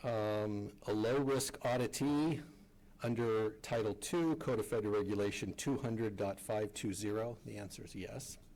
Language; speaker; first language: English; native; English